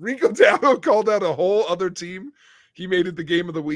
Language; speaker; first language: English; native; English